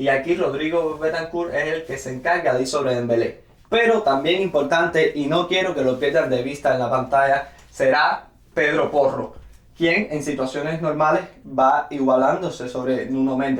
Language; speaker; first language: Spanish; native; Spanish